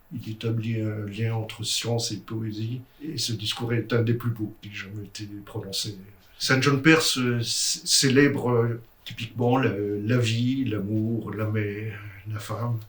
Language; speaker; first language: French; native; French